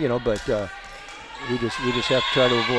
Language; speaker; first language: English; native; English